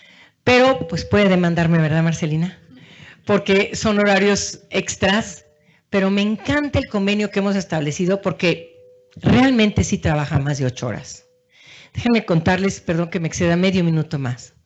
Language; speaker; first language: Spanish; native; Spanish